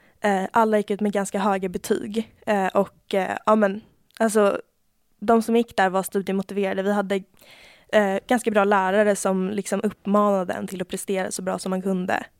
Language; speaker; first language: Swedish; native; Swedish